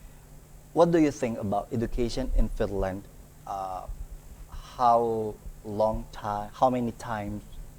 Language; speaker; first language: English; non-native, learner; Indonesian